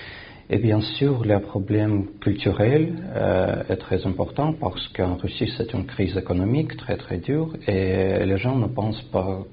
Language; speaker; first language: French; non-native, fluent; Russian